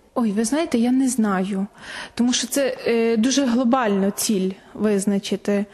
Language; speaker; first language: Ukrainian; native; Ukrainian